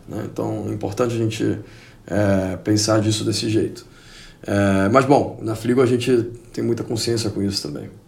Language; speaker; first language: Portuguese; non-native, fluent; Spanish